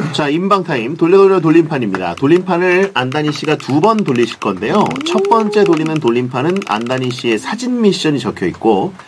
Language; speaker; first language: Korean; native; Korean